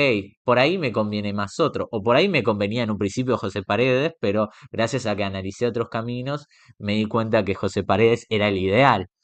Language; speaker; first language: Spanish; native; Spanish